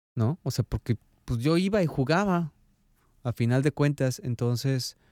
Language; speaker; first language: Spanish; native; Spanish